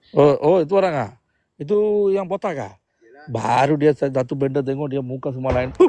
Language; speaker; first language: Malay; non-native, local second language; Tamil